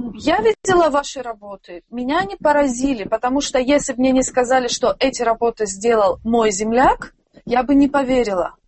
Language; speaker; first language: Russian; non-native, local second language; Tajik